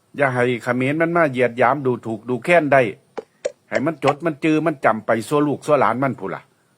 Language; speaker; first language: Thai; native; Thai